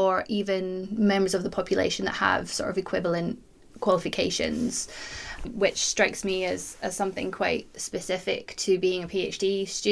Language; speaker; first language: English; native; English